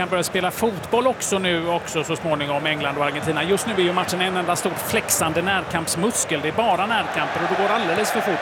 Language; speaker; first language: Swedish; native; Swedish